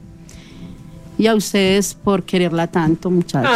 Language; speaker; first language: Spanish; native; Spanish